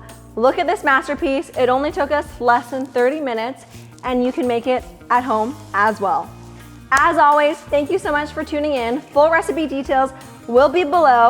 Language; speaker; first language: English; native; English